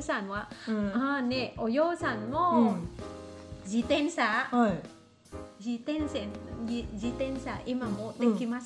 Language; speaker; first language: Japanese; non-native, learner; Vietnamese